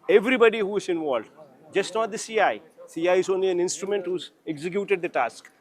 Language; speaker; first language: English; non-native, local second language; Telugu